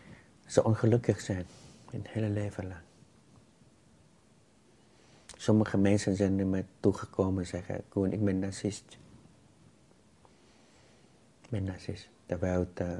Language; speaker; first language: Dutch; non-native, fluent; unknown